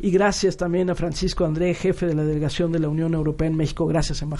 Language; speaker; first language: Spanish; native; Spanish